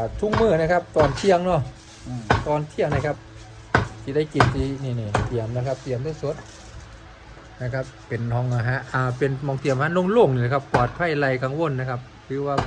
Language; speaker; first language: Thai; non-native, local second language; Northeastern Thai